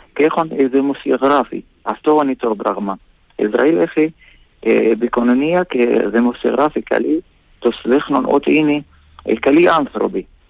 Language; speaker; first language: Greek; non-native, learner; Arabic